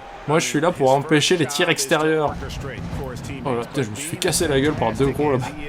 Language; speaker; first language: French; native; French